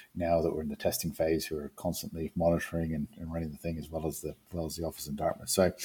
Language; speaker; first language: English; native; English